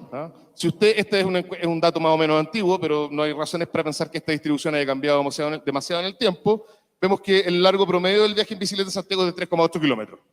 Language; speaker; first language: Spanish; native; Spanish